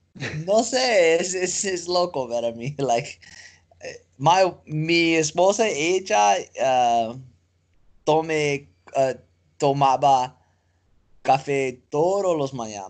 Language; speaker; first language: Spanish; non-native, learner; English